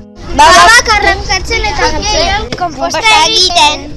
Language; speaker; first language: Basque; non-native, local second language; Spanish